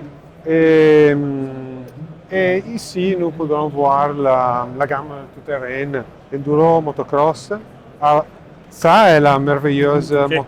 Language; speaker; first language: French; non-native, learner; Italian